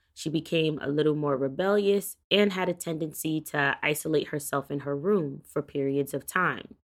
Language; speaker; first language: English; native; English